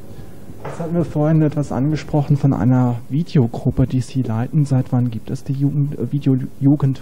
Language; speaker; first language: German; native; German